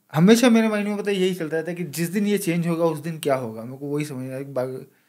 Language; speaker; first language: Hindi; native; Hindi